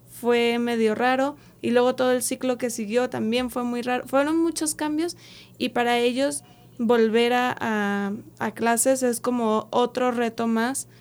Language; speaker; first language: Spanish; native; Spanish